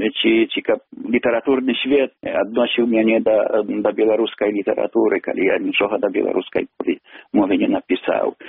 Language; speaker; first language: Belarusian; non-native, local second language; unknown